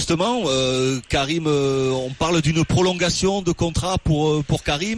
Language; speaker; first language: French; native; French